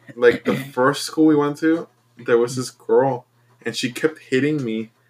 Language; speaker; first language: English; non-native, fluent; Spanish